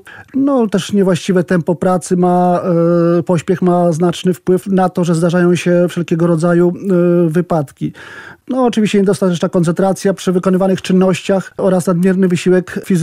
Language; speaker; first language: Polish; native; Polish